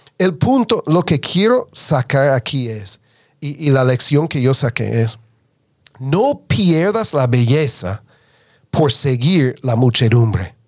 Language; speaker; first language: Spanish; non-native, fluent; English